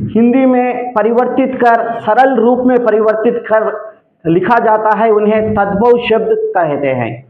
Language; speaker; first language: Hindi; non-native, local second language; Telugu